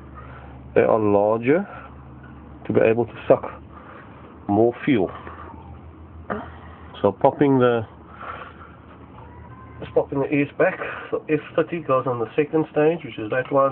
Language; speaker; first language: English; native; English